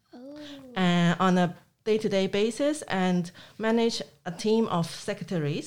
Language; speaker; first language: English; non-native, local second language; Cantonese